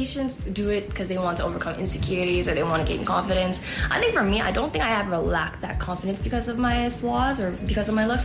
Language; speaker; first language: English; native; English